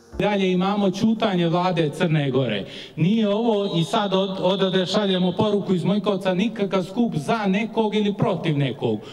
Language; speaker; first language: Serbian; native; Serbian